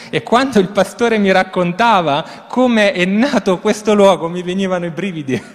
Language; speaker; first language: Italian; native; Italian